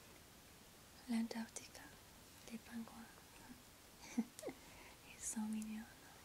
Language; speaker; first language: French; non-native, learner; English